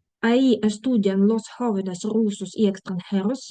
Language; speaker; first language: Spanish; non-native, fluent; Ukrainian